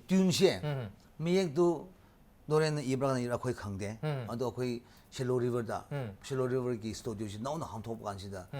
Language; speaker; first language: Manipuri; non-native, local second language; Tangkhul Naga (India)